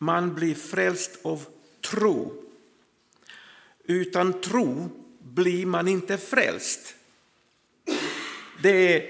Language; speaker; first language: Swedish; non-native, fluent; Croatian